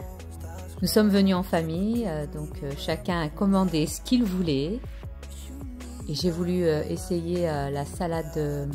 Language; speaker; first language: French; non-native, local second language; Arabic